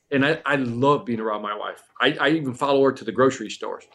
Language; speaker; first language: English; early bilingual, other home language; Spanish